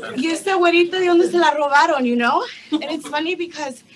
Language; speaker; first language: English; native; English